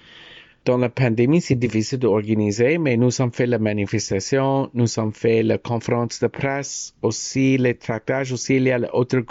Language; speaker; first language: French; non-native, learner; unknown